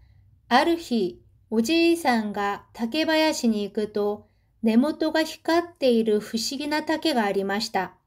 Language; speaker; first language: Japanese; non-native, fluent; Korean